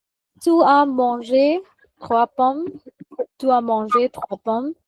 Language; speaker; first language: French; non-native, fluent; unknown